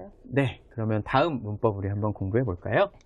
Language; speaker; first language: Korean; native; Korean